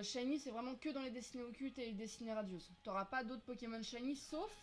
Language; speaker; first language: French; native; French